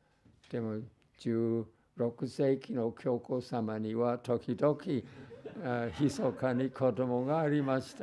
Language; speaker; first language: Japanese; non-native, fluent; English